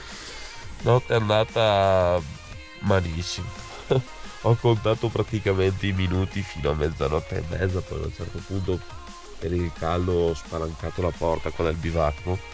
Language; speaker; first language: Italian; native; Italian